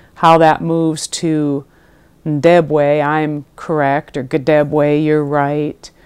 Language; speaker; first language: English; native; English